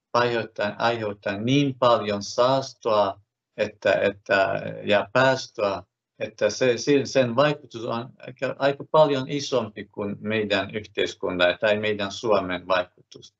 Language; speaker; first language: Finnish; non-native, fluent; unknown